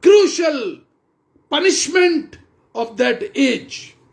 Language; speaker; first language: English; non-native, local second language; Hindi